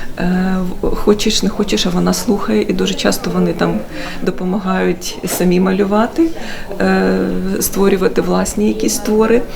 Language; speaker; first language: Ukrainian; native; Ukrainian